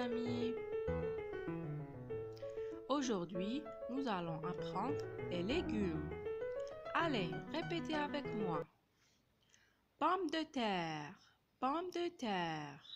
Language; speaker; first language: French; non-native, local second language; Arabic